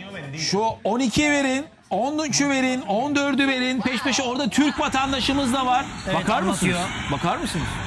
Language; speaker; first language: Turkish; native; Turkish